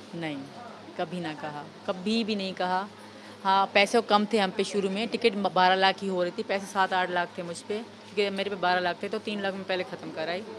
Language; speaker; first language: Urdu; non-native, local second language; Sindhi